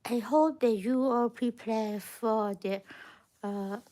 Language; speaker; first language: English; non-native, learner; Thai